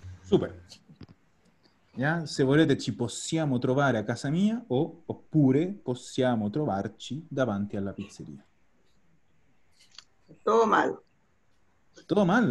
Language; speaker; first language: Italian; non-native, fluent; Spanish